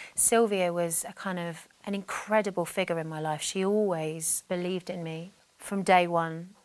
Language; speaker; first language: English; native; English